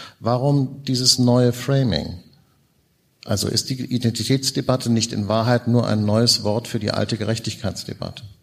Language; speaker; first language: German; native; German